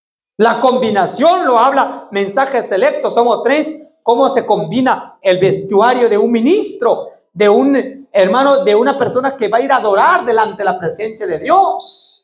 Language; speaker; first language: Spanish; native; Spanish